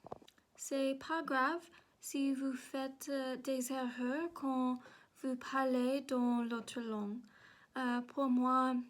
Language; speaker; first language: French; non-native, learner; English